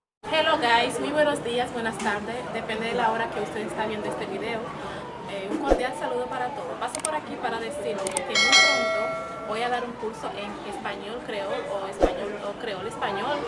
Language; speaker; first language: Spanish; non-native, fluent; Haitian Creole